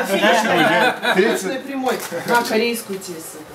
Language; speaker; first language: Russian; non-native, local second language; Yakut